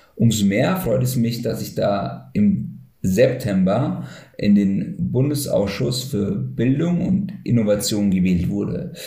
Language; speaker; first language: German; native; German